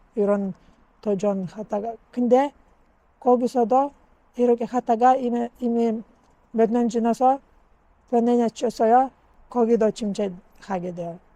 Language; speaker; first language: Korean; non-native, learner; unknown